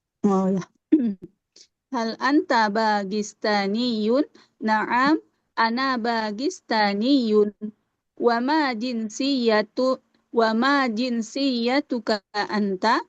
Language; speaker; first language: Arabic; non-native, learner; Indonesian